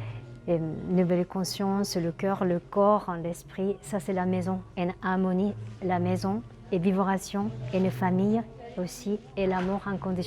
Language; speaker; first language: French; non-native, learner; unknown